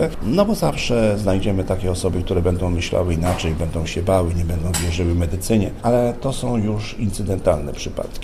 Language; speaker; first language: Polish; native; Polish